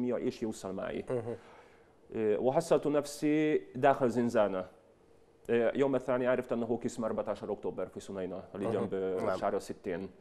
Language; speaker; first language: Arabic; non-native, fluent; Hungarian